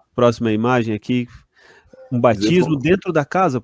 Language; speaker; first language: Portuguese; native; Portuguese